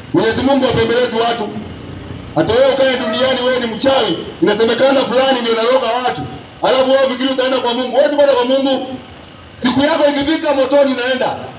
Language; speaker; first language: Swahili; non-native, local second language; Kikuyu